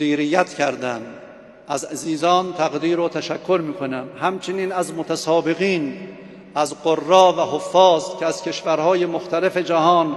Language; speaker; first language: Persian; native; Persian